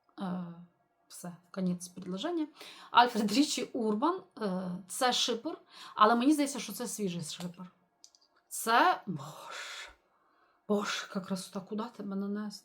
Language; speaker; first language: Ukrainian; native; Ukrainian